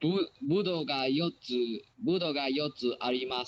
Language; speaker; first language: Japanese; non-native, learner; English